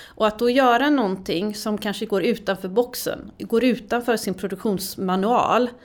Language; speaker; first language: Swedish; native; Swedish